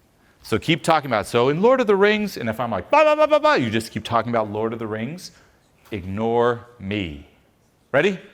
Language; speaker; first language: English; non-native, fluent; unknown